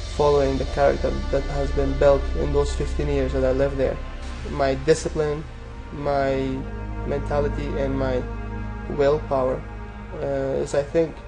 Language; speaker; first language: English; non-native, fluent; Persian